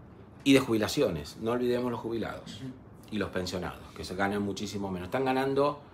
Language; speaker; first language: Spanish; native; Spanish